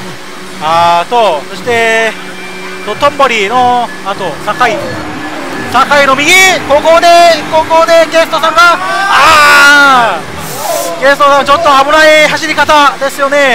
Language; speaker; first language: Japanese; non-native, learner; Korean